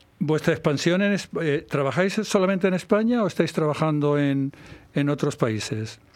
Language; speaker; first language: Spanish; native; Spanish